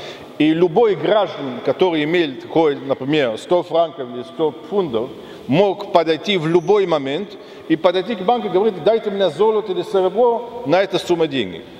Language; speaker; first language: Russian; non-native, fluent; German